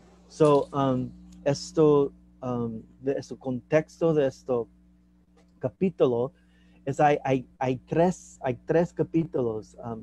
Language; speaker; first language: Spanish; non-native, learner; English